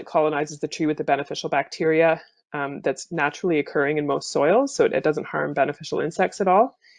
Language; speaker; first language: English; native; English